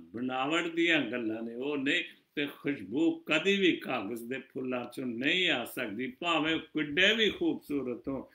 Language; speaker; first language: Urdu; non-native, local second language; Punjabi